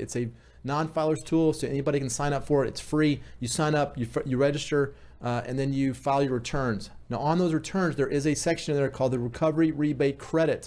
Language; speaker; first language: English; native; English